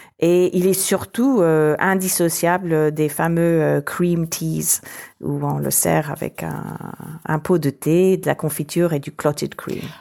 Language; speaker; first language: French; non-native, fluent; English